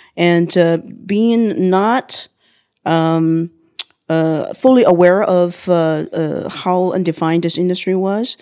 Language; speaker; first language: English; non-native, fluent; Chinese